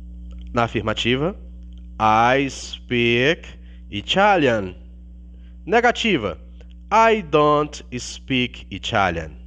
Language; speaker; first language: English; non-native, learner; Portuguese